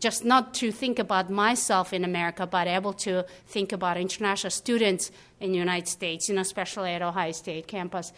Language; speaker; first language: English; non-native, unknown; Mongolian